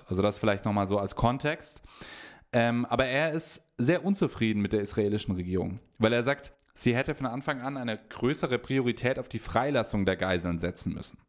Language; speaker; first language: German; native; German